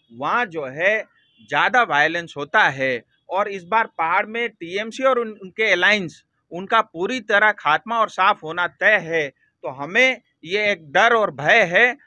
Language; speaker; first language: Hindi; non-native, local second language; Nepali